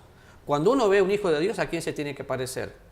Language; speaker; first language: Spanish; native; Spanish